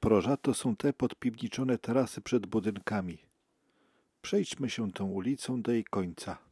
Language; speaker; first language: Polish; native; Polish